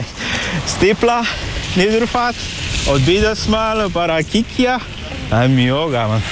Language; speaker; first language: Icelandic; non-native, learner; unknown